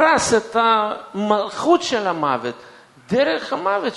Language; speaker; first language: Hebrew; non-native, fluent; Russian